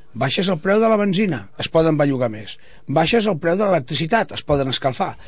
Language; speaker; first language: Catalan; non-native, local second language; Spanish